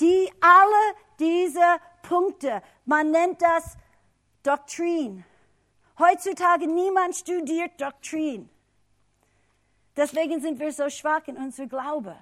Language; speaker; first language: German; non-native, fluent; English